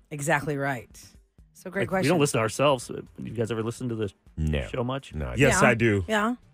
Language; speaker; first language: English; native; English